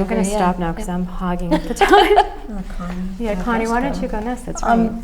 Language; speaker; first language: English; native; English